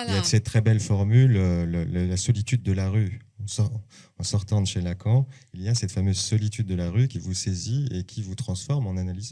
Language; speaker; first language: French; native; French